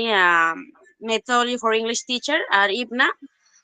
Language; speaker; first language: English; non-native, learner; Spanish